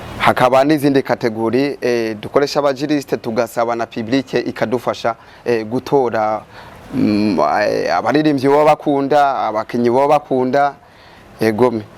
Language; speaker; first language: Rundi; native; Rundi